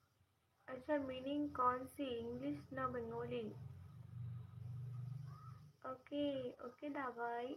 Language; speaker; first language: Hindi; non-native, local second language; Bangla